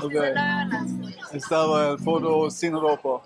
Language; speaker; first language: Spanish; non-native, learner; German